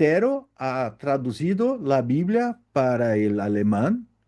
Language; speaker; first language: Spanish; non-native, learner; Portuguese